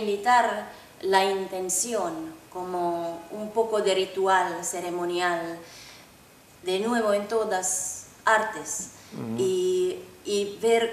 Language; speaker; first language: Spanish; non-native, fluent; Finnish